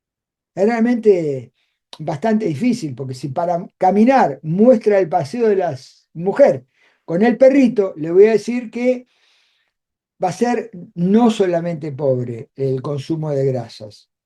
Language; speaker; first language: Spanish; native; Spanish